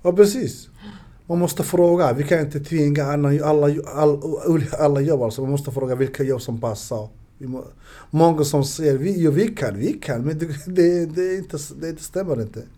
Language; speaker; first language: Swedish; non-native, learner; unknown